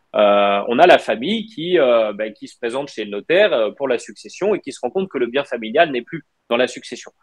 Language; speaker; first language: French; native; French